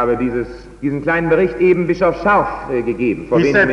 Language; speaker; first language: German; native; German